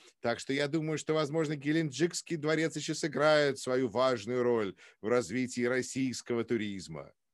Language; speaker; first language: Russian; native; Russian